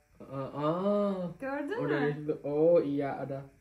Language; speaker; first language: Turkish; non-native, learner; Indonesian